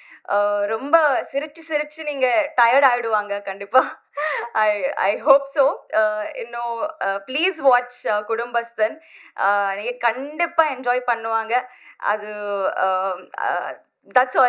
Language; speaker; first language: Tamil; non-native, learner; Telugu